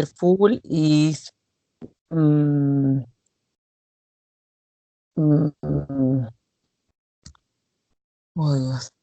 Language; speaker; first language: English; non-native, learner; Spanish